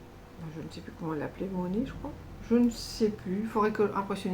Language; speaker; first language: French; native; French